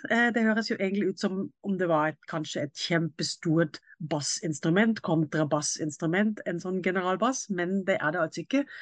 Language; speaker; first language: Norwegian; non-native, fluent; German